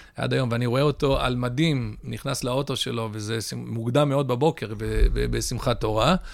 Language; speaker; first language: Hebrew; early bilingual, other home language; English